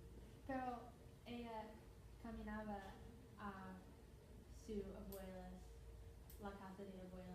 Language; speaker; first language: Spanish; non-native, learner; English